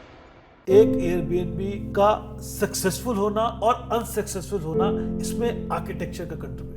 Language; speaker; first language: Hindi; native; Hindi